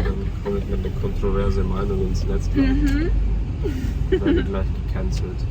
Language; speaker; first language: German; early bilingual, other home language; Turkish